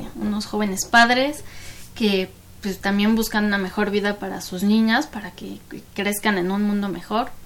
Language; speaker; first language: Spanish; native; Spanish